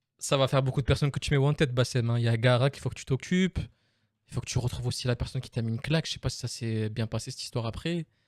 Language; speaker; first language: French; native; French